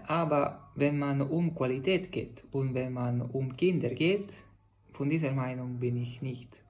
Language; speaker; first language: German; non-native, fluent; Italian